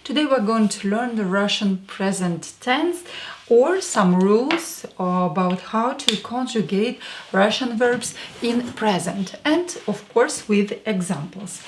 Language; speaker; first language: English; non-native, fluent; Russian